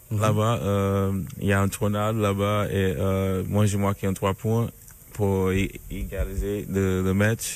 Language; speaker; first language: French; non-native, learner; English